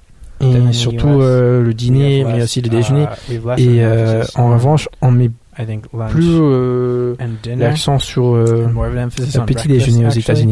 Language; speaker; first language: French; non-native, fluent; English